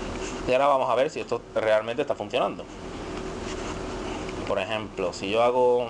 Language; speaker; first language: Spanish; native; Spanish